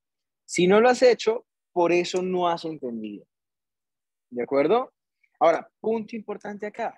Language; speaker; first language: Spanish; native; Spanish